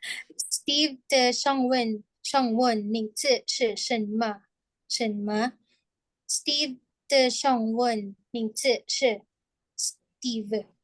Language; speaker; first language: Chinese; non-native, learner; Filipino